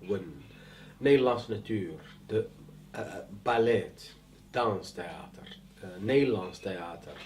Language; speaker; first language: Dutch; non-native, learner; Arabic